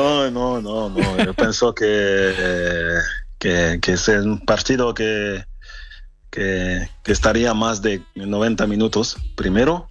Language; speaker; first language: Spanish; non-native, fluent; French